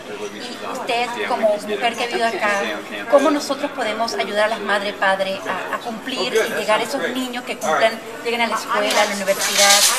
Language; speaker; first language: Spanish; native; Spanish